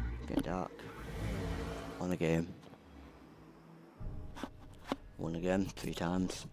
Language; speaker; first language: English; native; English